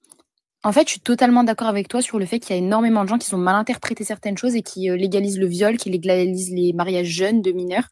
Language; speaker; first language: French; native; French